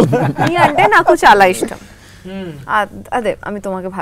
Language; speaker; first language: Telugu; non-native, learner; Bangla